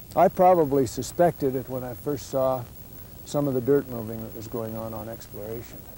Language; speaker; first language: English; native; English